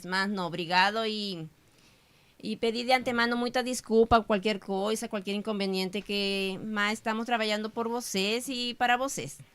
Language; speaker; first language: Portuguese; non-native, fluent; Spanish